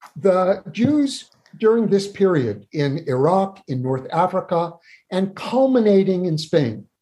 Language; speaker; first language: English; native; English